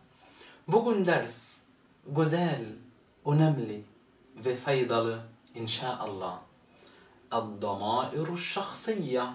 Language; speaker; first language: Turkish; non-native, fluent; Arabic